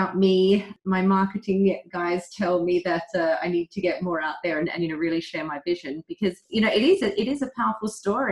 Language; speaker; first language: English; native; English